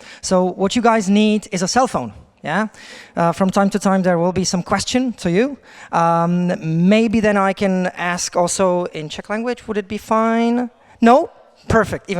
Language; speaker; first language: English; non-native, fluent; Czech